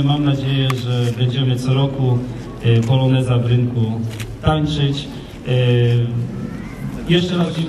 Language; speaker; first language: Polish; native; Polish